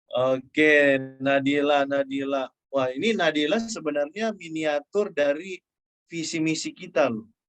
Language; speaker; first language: Indonesian; native; Indonesian